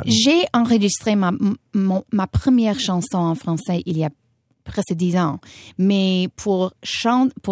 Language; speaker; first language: French; non-native, fluent; English